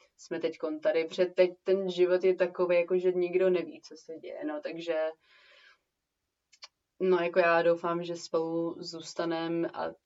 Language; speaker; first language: Czech; early bilingual, heritage; Czech